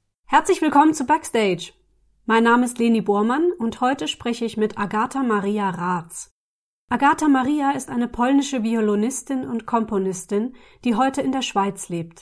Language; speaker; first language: German; native; German